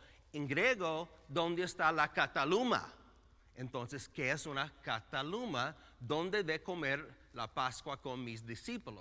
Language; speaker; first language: Spanish; non-native, fluent; English